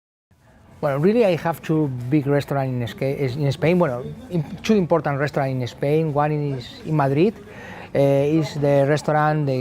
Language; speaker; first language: English; non-native, learner; Spanish